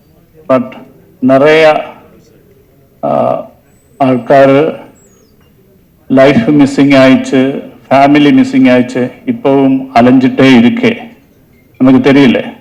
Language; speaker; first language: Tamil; non-native, learner; Malayalam